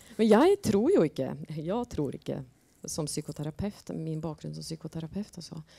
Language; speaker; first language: Swedish; non-native, fluent; Norwegian